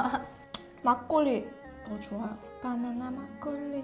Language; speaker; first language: Korean; non-native, learner; Russian